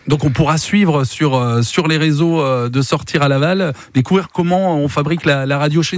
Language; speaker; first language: French; native; French